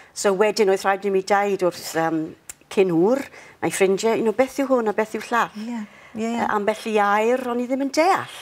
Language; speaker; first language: Welsh; non-native, local second language; English